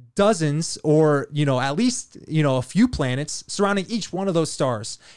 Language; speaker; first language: English; native; English